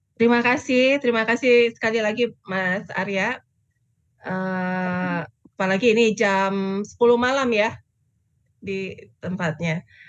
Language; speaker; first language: Indonesian; native; Indonesian